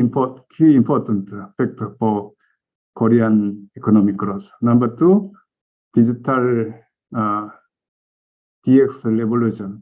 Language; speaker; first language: English; non-native, learner; Korean